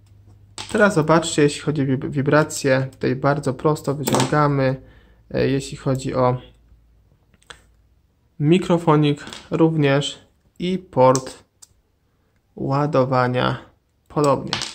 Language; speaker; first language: Polish; native; Polish